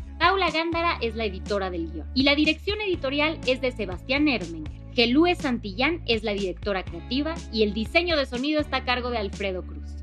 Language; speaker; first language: Spanish; native; Spanish